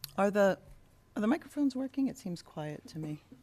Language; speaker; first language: English; native; English